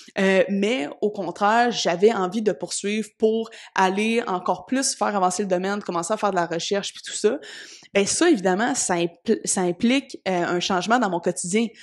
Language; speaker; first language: French; native; French